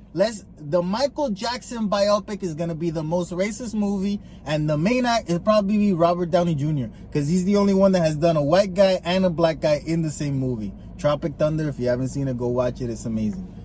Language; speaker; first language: English; early bilingual, other home language; Spanish